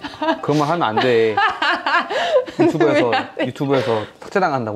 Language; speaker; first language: Korean; native; Korean